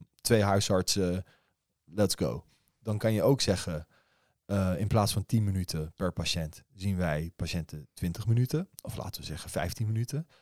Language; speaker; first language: Dutch; early bilingual, other home language; Persian